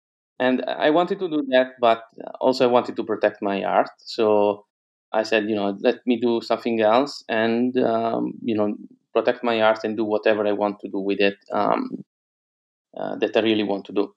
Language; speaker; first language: English; non-native, fluent; Italian